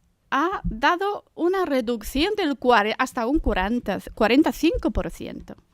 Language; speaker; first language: Spanish; non-native, fluent; Chinese